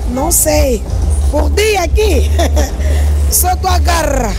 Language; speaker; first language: Portuguese; non-native, local second language; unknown